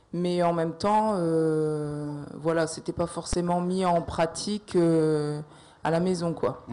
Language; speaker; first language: French; native; French